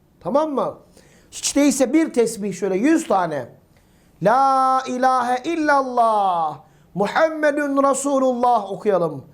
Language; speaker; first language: Turkish; native; Turkish